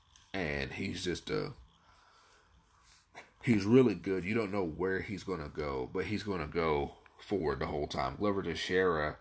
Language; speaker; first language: English; native; English